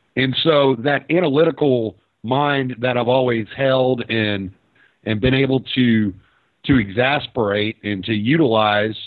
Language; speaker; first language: English; native; English